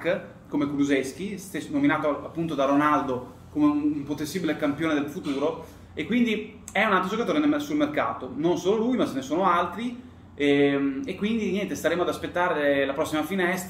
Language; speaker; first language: Italian; native; Italian